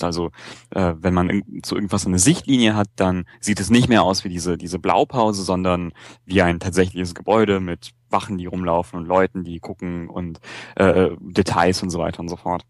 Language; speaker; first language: German; native; German